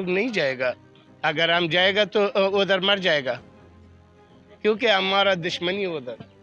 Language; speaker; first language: Hindi; non-native, learner; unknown